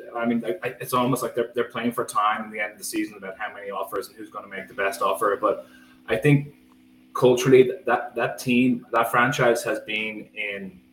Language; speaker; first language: English; native; English